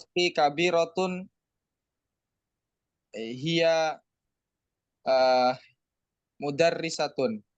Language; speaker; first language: Arabic; non-native, learner; Indonesian